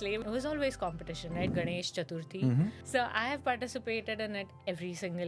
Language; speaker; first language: English; non-native, local second language; Marathi